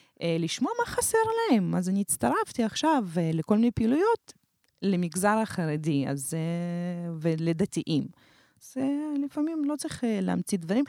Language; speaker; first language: Hebrew; non-native, fluent; Russian